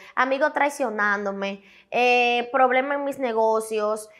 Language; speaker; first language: Spanish; native; Spanish